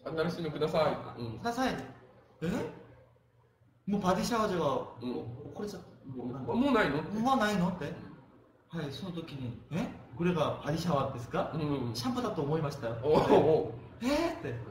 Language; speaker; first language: Japanese; non-native, fluent; Korean